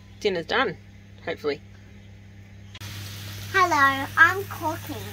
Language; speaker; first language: English; native; English